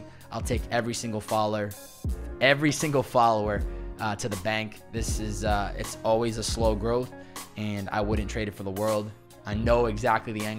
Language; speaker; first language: English; native; English